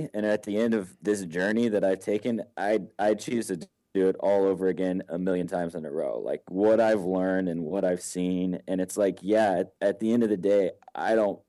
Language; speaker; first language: English; native; English